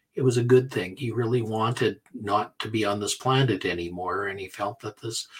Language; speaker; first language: English; native; English